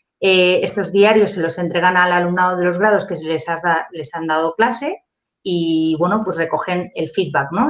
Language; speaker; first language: Spanish; native; Spanish